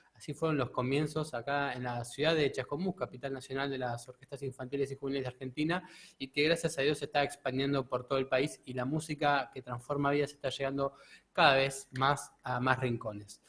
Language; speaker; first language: Spanish; native; Spanish